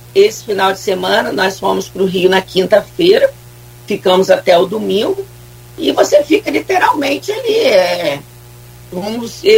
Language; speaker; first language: Portuguese; native; Portuguese